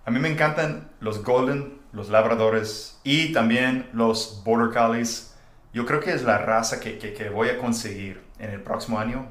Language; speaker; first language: Spanish; non-native, fluent; English